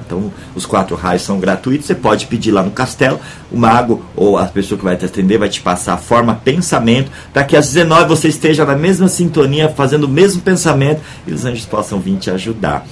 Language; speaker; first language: Portuguese; native; Portuguese